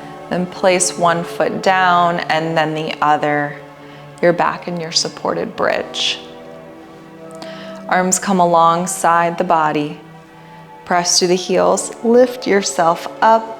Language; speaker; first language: English; native; English